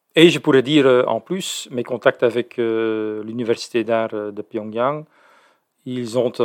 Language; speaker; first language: French; native; French